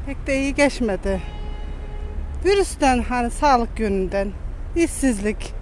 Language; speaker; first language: Turkish; non-native, learner; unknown